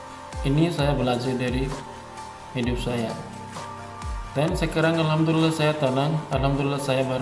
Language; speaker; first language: Indonesian; non-native, learner; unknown